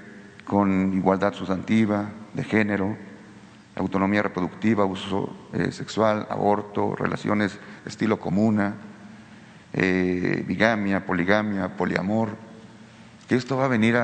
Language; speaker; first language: Spanish; native; Spanish